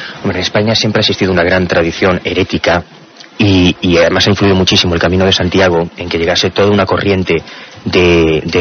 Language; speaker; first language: Spanish; native; Spanish